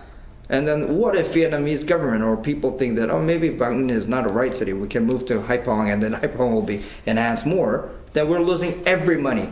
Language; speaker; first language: English; non-native, fluent; Korean